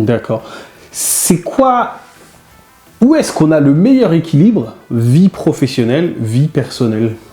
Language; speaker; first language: French; non-native, fluent; Spanish